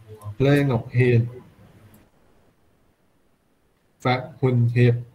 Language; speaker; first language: Vietnamese; native; Vietnamese